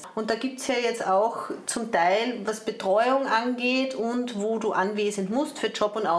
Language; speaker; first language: German; native; German